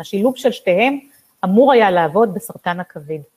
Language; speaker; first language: Hebrew; native; Hebrew